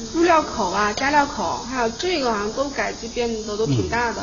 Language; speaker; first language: Chinese; native; Chinese